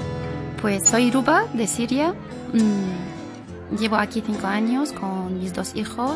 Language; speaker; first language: Spanish; non-native, fluent; Arabic